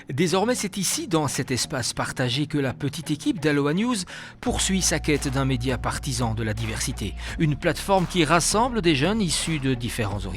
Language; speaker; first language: French; native; French